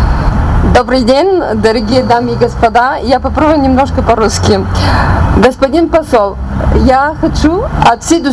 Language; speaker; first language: Russian; non-native, learner; Bulgarian